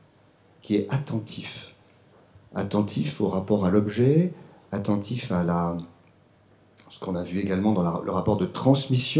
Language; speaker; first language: French; native; French